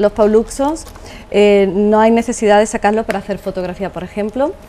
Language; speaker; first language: Spanish; native; Spanish